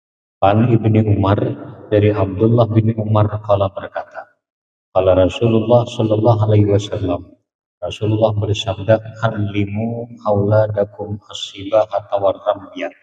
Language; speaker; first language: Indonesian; non-native, local second language; Banjar